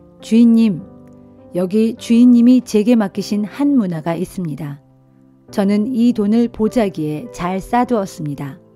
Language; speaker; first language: Korean; native; Korean